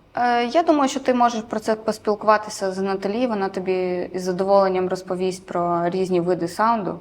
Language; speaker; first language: Ukrainian; non-native, local second language; Romanian